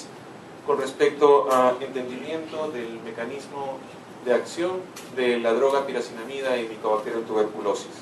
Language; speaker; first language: Spanish; native; Spanish